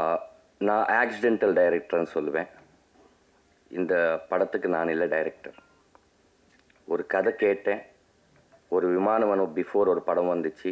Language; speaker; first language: Tamil; non-native, learner; Telugu